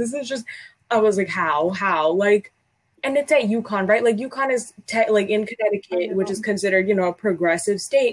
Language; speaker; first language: English; early bilingual, other home language; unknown